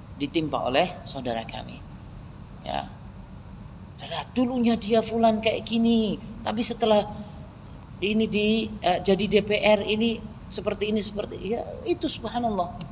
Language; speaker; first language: Indonesian; non-native, local second language; Javanese